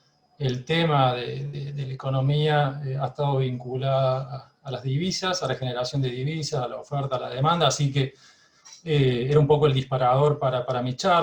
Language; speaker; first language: Spanish; native; Spanish